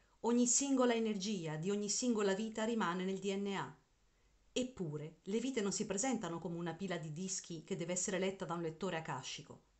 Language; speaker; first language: Italian; native; Italian